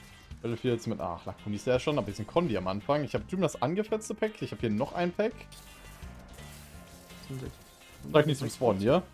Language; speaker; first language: German; native; German